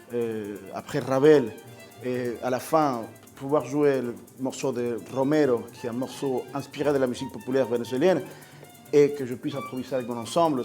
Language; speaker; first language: French; non-native, fluent; Spanish